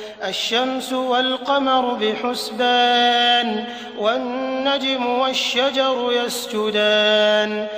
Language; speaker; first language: Arabic; native; Arabic